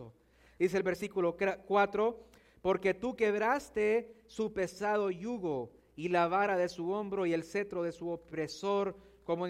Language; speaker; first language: Spanish; native; Spanish